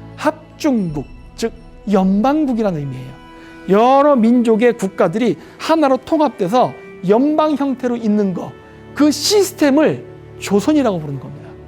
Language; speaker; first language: Korean; native; Korean